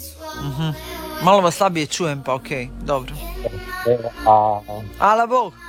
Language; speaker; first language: Serbian; native; Serbian